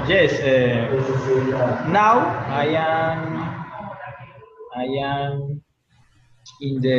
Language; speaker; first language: English; non-native, learner; Spanish